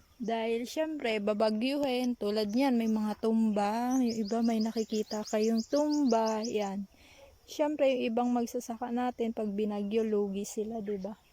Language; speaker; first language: Filipino; non-native, local second language; Cebuano